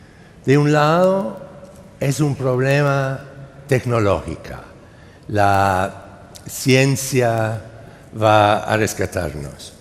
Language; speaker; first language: Spanish; non-native, fluent; English